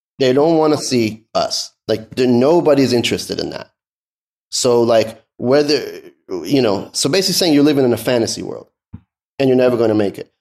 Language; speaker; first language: English; early bilingual, other home language; Persian